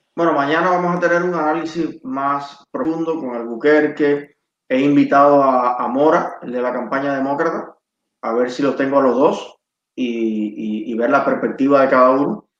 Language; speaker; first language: Spanish; native; Spanish